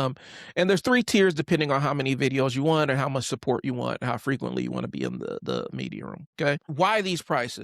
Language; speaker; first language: English; native; English